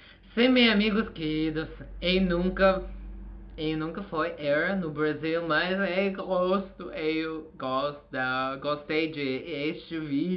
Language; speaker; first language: Portuguese; non-native, learner; Azerbaijani